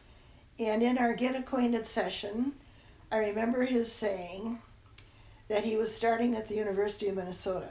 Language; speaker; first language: English; non-native, local second language; German